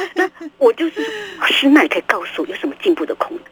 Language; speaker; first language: Chinese; native; Chinese